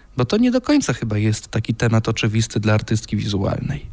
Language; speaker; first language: Polish; native; Polish